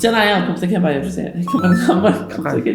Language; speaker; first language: Korean; non-native, learner; English